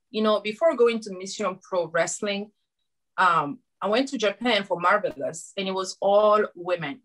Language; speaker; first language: English; non-native, fluent; Susu